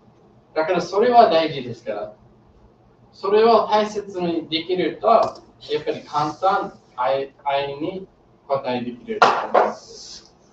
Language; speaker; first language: Japanese; non-native, learner; English